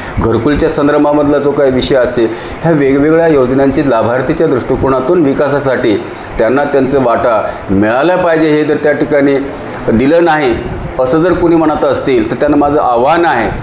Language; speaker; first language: Marathi; native; Marathi